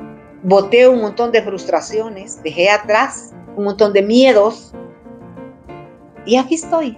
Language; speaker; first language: Spanish; native; Spanish